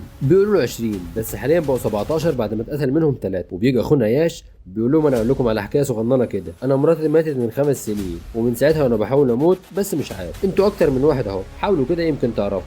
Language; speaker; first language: Arabic; native; Arabic